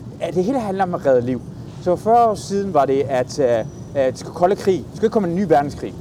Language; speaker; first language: Danish; early bilingual, other home language; Persian